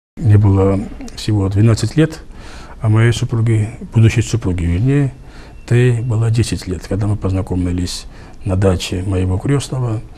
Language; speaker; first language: Russian; non-native, local second language; Georgian